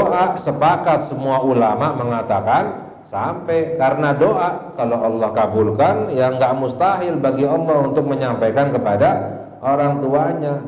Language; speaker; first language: Indonesian; native; Indonesian